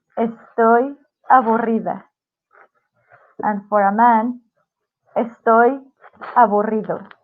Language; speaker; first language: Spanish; non-native, fluent; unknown